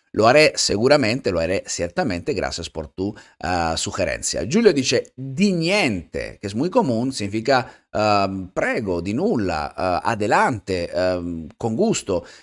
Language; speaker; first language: Spanish; non-native, fluent; Italian